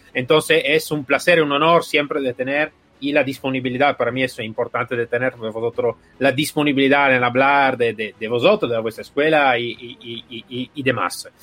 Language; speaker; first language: Spanish; non-native, fluent; Italian